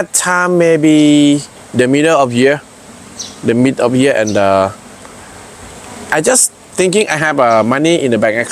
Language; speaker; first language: English; non-native, learner; Thai